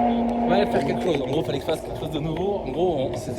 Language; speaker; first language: French; native; French